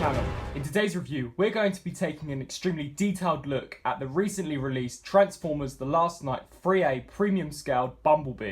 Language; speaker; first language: English; native; English